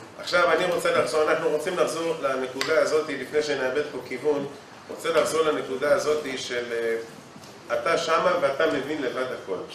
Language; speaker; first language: Hebrew; native; Hebrew